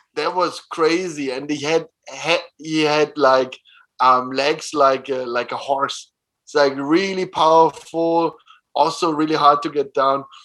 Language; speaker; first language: English; non-native, fluent; German